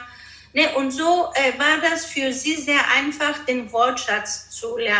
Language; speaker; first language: German; non-native, fluent; Greek